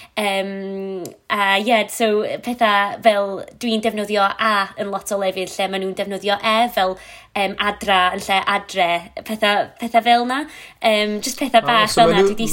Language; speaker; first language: Welsh; non-native, local second language; English